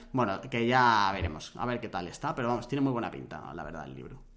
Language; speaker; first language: Spanish; native; Spanish